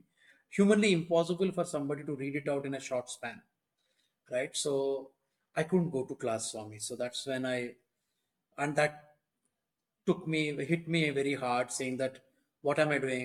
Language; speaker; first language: English; non-native, local second language; Telugu